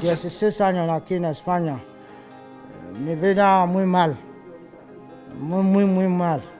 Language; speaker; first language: Spanish; non-native, learner; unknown